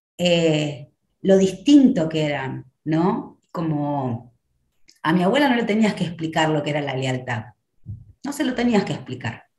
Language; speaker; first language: Spanish; native; Spanish